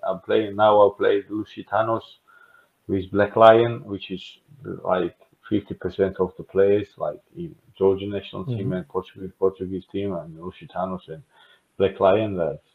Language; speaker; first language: English; non-native, fluent; Georgian